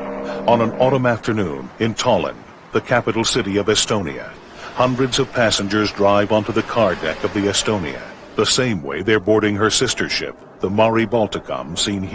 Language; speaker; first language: English; native; English